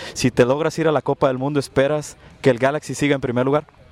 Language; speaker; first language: Spanish; native; Spanish